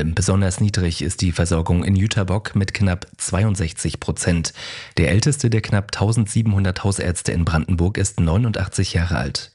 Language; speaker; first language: German; native; German